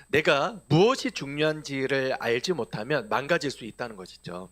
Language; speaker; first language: Korean; native; Korean